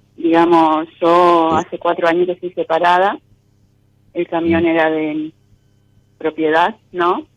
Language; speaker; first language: Spanish; native; Spanish